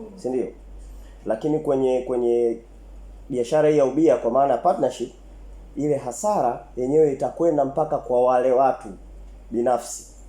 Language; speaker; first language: Swahili; native; Swahili